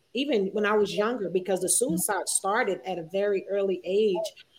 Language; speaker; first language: English; native; English